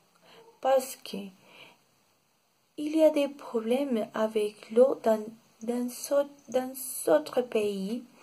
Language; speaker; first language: French; non-native, learner; Spanish